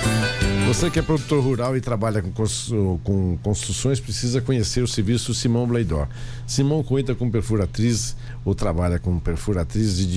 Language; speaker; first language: Portuguese; native; Portuguese